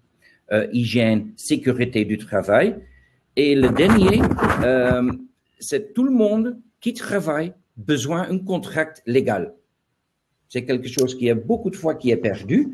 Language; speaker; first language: French; non-native, learner; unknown